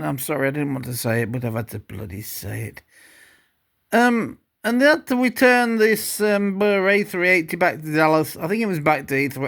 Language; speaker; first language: English; native; English